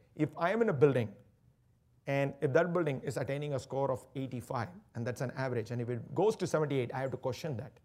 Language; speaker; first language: English; non-native, local second language; Tamil